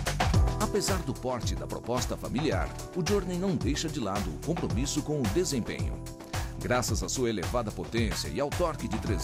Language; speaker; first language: Portuguese; native; Portuguese